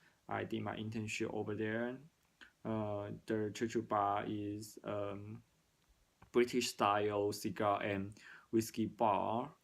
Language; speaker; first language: English; non-native, learner; Cantonese